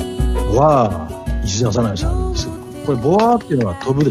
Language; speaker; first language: Japanese; native; Japanese